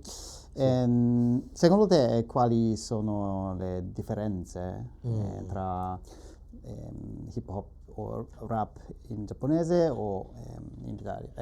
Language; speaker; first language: Italian; non-native, learner; Japanese